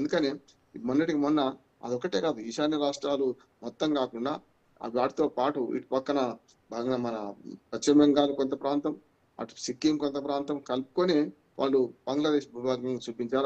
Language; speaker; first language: Telugu; native; Telugu